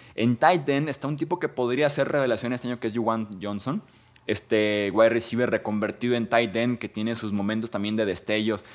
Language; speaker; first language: Spanish; native; Spanish